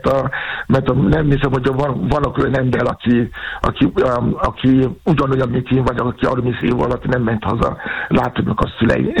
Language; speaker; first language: Hungarian; non-native, fluent; Yoruba